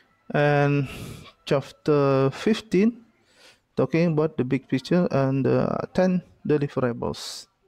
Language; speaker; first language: English; non-native, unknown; Indonesian